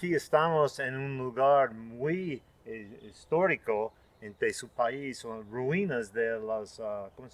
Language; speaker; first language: Spanish; non-native, fluent; English